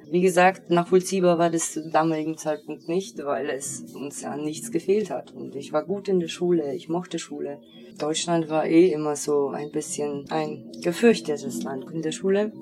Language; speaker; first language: German; early bilingual, other home language; Polish